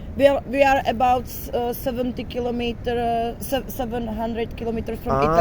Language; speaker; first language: English; non-native, fluent; Czech